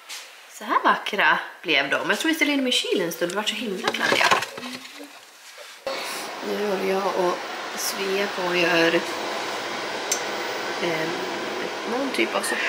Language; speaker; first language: Swedish; native; Swedish